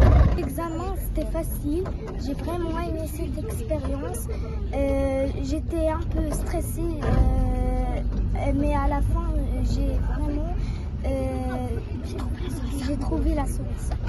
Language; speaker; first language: French; non-native, local second language; Arabic